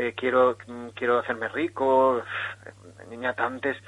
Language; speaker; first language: Spanish; non-native, local second language; Catalan